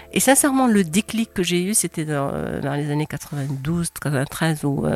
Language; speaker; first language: French; non-native, local second language; Arabic